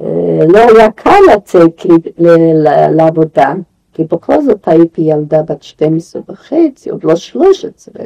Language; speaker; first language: Hebrew; non-native, fluent; Yiddish